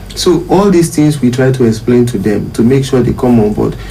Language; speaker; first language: English; non-native, local second language; Yoruba